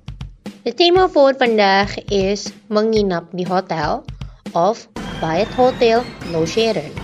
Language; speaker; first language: Dutch; non-native, fluent; Indonesian